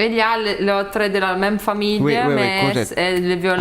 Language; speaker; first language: French; non-native, learner; Lithuanian